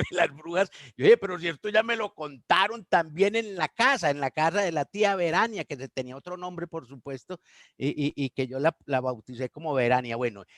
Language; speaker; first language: Spanish; native; Spanish